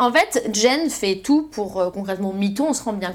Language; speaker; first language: French; native; French